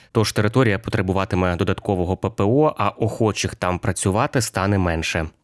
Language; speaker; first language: Ukrainian; native; Ukrainian